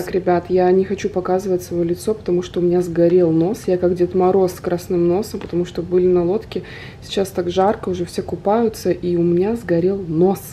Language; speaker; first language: Russian; native; Russian